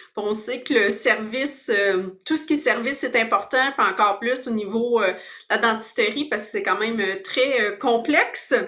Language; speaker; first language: French; native; French